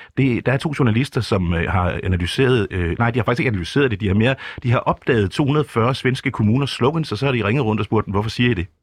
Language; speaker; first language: Danish; native; Danish